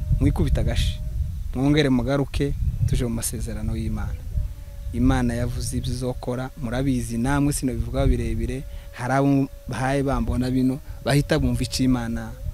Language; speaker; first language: Kinyarwanda; native; Kinyarwanda